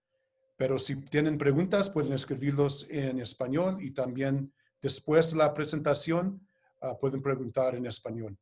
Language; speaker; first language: Spanish; early bilingual, heritage; Spanish